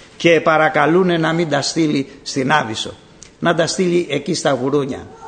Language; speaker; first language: Greek; native; Greek